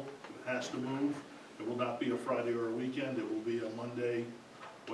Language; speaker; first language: English; native; English